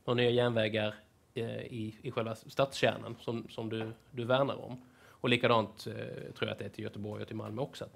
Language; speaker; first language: Swedish; native; Swedish